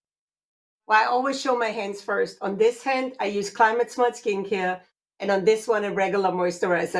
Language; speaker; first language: English; non-native, fluent; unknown